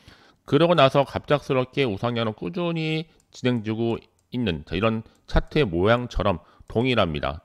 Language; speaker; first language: Korean; native; Korean